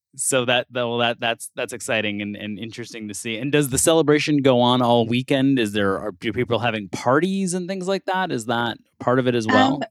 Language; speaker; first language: English; native; English